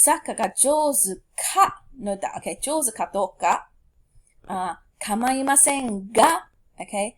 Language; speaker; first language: Japanese; non-native, fluent; English